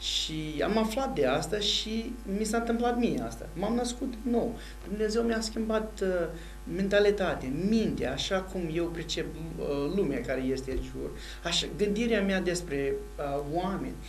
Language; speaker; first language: Romanian; non-native, fluent; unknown